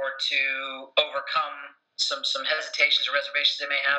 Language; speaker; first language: English; native; English